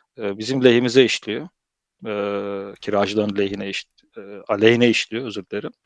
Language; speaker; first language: Turkish; early bilingual, heritage; Turkish